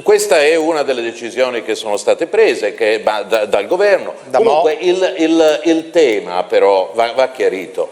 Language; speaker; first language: Italian; native; Italian